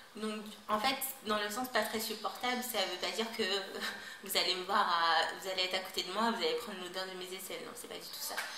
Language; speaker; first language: French; native; French